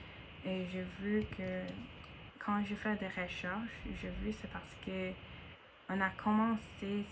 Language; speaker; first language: French; non-native, learner; English